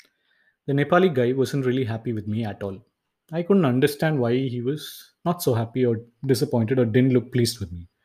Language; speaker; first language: English; non-native, local second language; Tamil